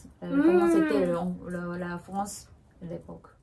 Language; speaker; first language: French; non-native, learner; Japanese